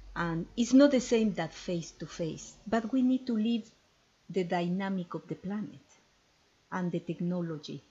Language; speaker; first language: English; non-native, fluent; Spanish